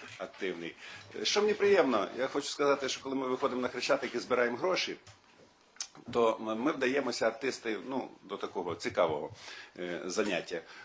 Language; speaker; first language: Ukrainian; native; Ukrainian